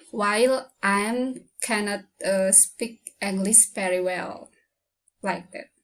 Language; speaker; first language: English; non-native, learner; Indonesian